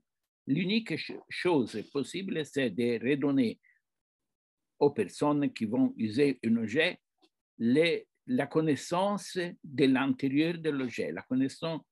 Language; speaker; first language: French; non-native, fluent; Italian